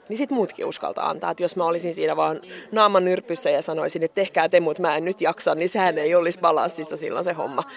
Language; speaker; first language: Finnish; native; Finnish